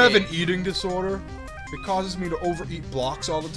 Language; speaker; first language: English; native; English